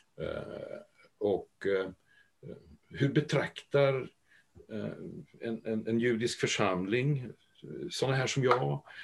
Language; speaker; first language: Swedish; native; Swedish